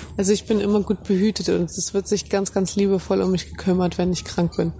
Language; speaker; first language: German; native; German